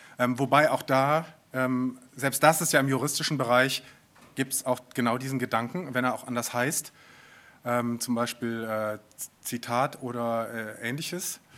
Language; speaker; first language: German; native; German